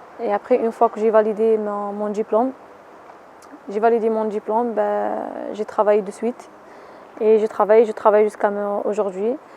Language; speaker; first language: French; non-native, local second language; Arabic